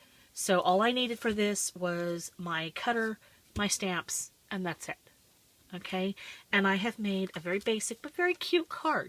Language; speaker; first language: English; native; English